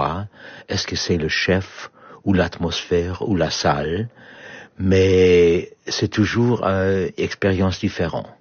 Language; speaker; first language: French; non-native, fluent; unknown